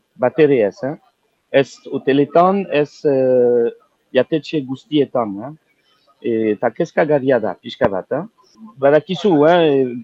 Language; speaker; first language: Basque; non-native, local second language; French